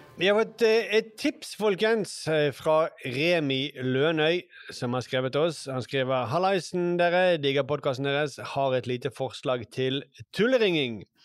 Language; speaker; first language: Norwegian; native; Norwegian